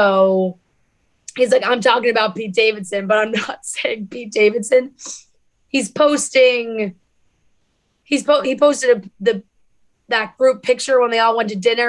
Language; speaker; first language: English; native; English